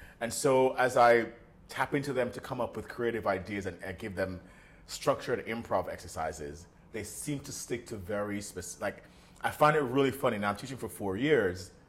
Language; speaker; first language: English; native; English